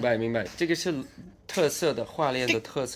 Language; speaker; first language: Chinese; non-native, learner; English